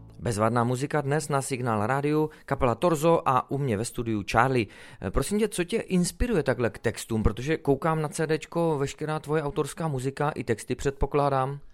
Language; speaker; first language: Czech; native; Czech